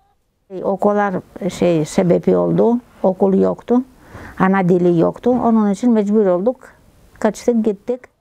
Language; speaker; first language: Turkish; non-native, local second language; Greek